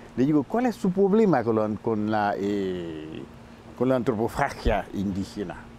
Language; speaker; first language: Spanish; non-native, fluent; Haitian Creole